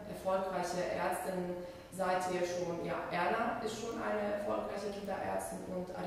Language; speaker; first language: German; non-native, fluent; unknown